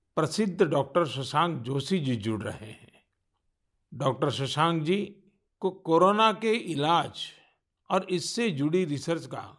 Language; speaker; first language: Hindi; non-native, local second language; Gujarati